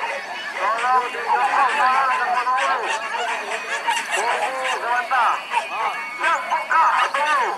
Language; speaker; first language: Indonesian; non-native, local second language; Minangkabau